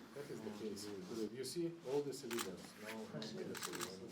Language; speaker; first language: English; non-native, learner; Ukrainian